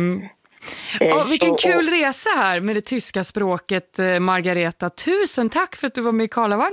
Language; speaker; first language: Swedish; native; Swedish